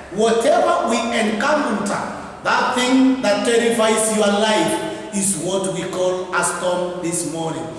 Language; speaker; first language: English; non-native, local second language; Swahili